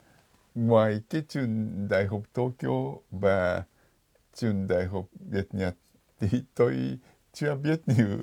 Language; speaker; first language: Vietnamese; non-native, fluent; Japanese